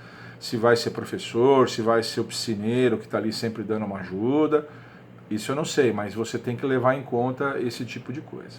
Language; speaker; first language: Portuguese; native; Portuguese